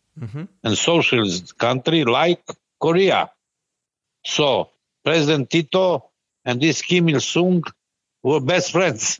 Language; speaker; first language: English; non-native, learner; Serbian